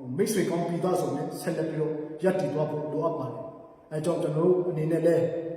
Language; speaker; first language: Burmese; non-native, local second language; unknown